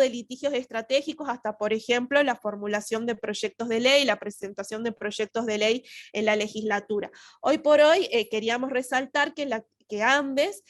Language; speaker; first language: Spanish; native; Spanish